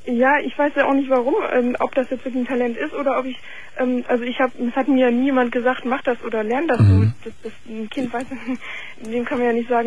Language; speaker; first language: German; native; German